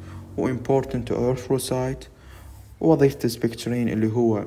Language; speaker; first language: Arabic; native; Arabic